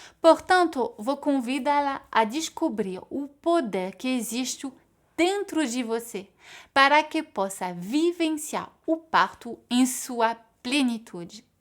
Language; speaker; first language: Portuguese; non-native, fluent; French